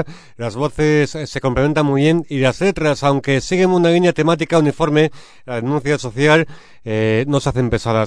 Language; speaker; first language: Spanish; native; Spanish